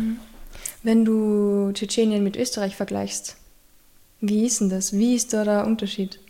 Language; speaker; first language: German; native; German